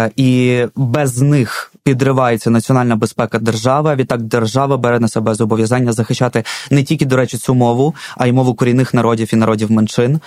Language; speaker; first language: Ukrainian; non-native, local second language; Russian